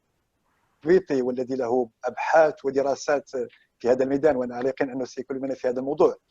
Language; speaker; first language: Arabic; native; Arabic